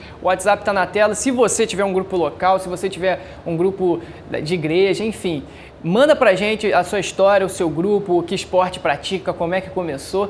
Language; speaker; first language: Portuguese; native; Portuguese